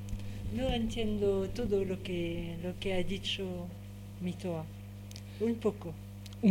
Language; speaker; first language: Spanish; non-native, learner; French